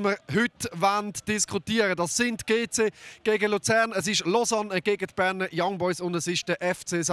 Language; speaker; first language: German; native; German